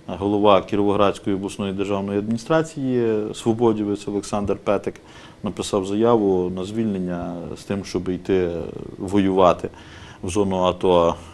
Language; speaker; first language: Ukrainian; native; Ukrainian